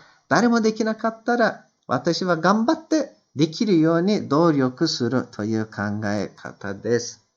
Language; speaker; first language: Japanese; non-native, fluent; Turkish